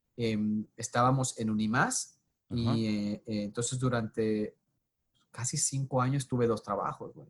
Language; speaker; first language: Spanish; native; Spanish